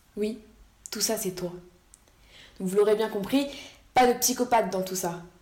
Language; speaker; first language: French; native; French